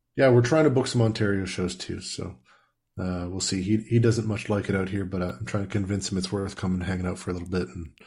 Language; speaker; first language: English; native; English